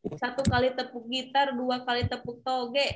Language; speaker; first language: Indonesian; native; Indonesian